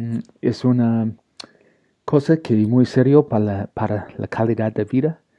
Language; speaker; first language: Spanish; non-native, learner; English